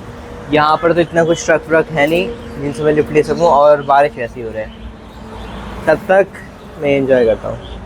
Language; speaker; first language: Hindi; native; Hindi